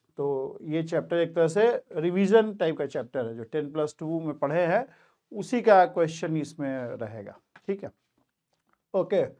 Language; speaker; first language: Hindi; native; Hindi